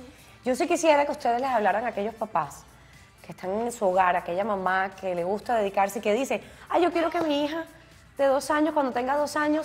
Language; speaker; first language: Spanish; native; Spanish